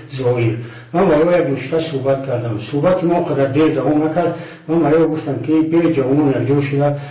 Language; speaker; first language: Tajik; non-native, local second language; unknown